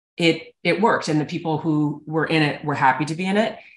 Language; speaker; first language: English; native; English